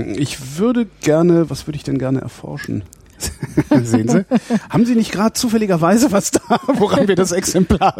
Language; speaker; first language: German; native; German